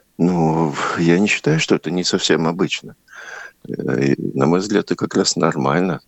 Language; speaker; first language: Russian; native; Russian